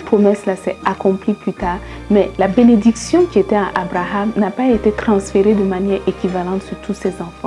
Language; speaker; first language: French; native; French